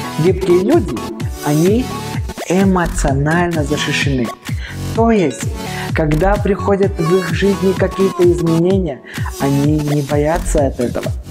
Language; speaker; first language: Russian; non-native, learner; Armenian